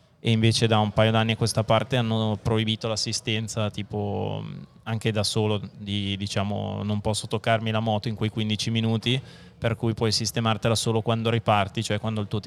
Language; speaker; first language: Italian; native; Italian